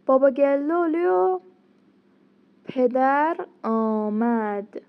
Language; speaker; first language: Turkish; non-native, fluent; Persian